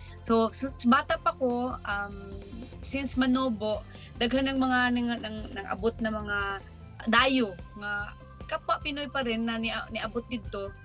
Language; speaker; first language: Cebuano; non-native, local second language; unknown